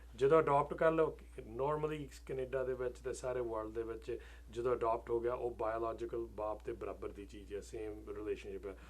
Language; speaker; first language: Punjabi; early bilingual, heritage; Punjabi